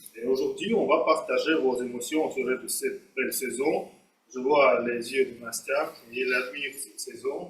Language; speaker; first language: French; non-native, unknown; Russian